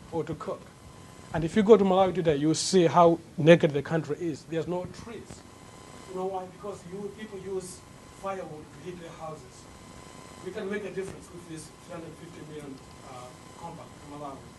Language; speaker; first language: English; non-native, local second language; Nyanja